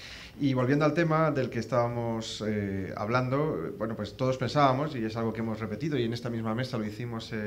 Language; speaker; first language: Spanish; native; Spanish